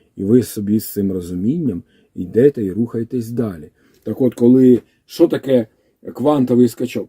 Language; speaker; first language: Ukrainian; native; Ukrainian